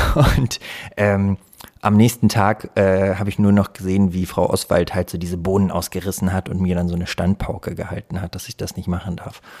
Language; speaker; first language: German; early bilingual, other home language; Russian